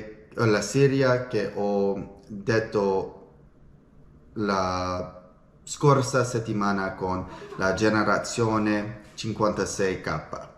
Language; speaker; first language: Italian; non-native, learner; English